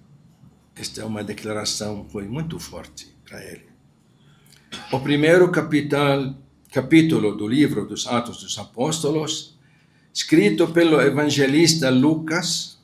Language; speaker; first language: Portuguese; non-native, fluent; Arabic